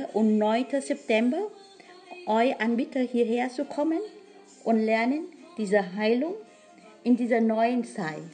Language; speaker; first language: German; non-native, learner; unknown